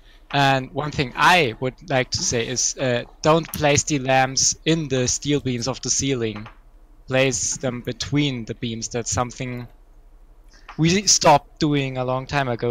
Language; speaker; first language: English; non-native, fluent; German